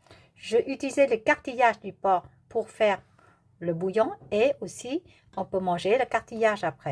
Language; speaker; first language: French; non-native, learner; Vietnamese